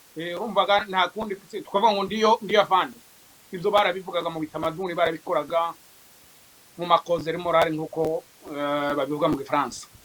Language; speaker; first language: Kinyarwanda; native; Kinyarwanda